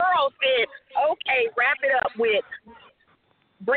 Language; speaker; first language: English; native; English